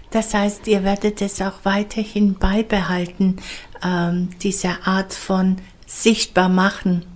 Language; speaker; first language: German; native; German